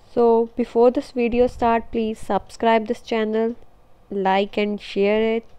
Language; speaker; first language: English; non-native, local second language; Punjabi